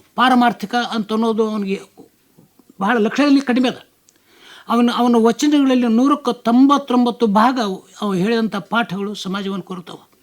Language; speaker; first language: Kannada; native; Kannada